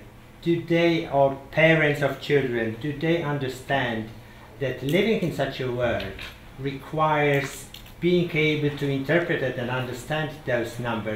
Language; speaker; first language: English; non-native, fluent; Polish